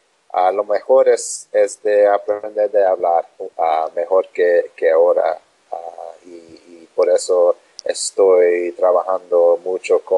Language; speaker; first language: Spanish; non-native, learner; English